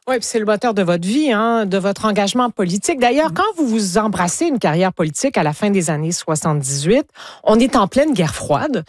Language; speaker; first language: French; native; French